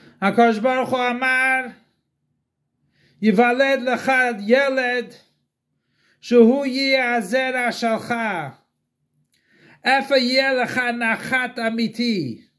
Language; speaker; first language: Hebrew; non-native, fluent; English